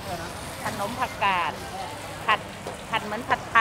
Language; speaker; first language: Thai; native; Thai